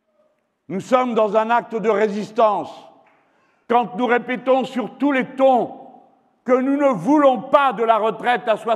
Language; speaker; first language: French; native; French